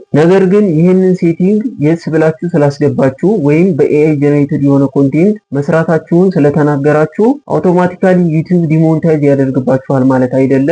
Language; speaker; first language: Amharic; native; Amharic